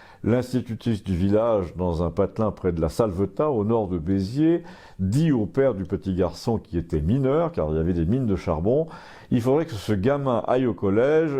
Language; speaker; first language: French; native; French